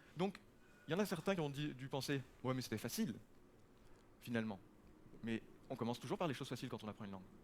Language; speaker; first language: French; native; French